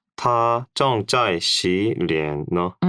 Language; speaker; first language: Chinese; non-native, learner; Korean